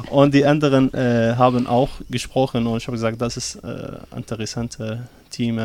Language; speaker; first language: German; non-native, learner; Arabic